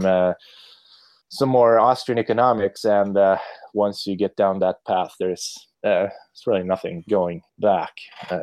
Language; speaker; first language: English; non-native, fluent; Swedish